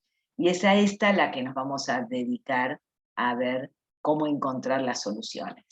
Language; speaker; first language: Spanish; native; Spanish